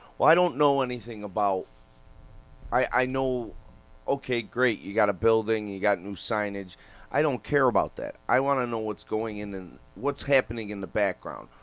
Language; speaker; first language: English; native; English